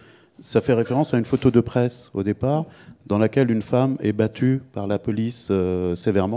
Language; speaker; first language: French; native; French